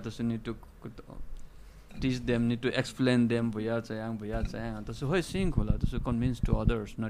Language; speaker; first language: Chinese; non-native, fluent; Nepali